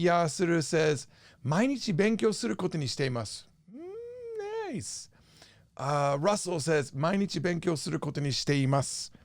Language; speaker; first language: Japanese; non-native, fluent; English